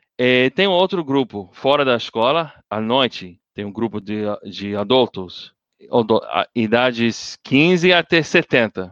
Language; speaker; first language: Portuguese; non-native, learner; English